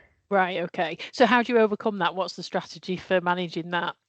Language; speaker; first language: English; native; English